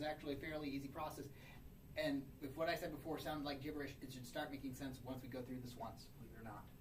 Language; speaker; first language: English; native; English